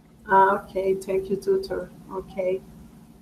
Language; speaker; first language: English; non-native, learner; Spanish